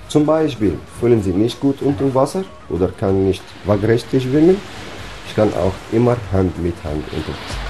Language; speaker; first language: German; non-native, learner; Arabic